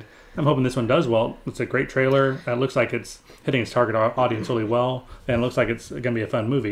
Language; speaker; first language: English; native; English